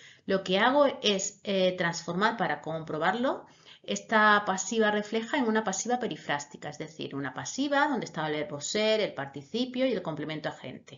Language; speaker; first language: Spanish; native; Spanish